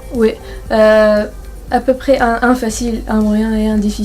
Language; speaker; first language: French; non-native, local second language; Arabic